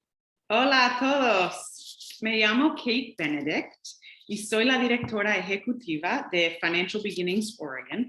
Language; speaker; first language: Spanish; non-native, fluent; English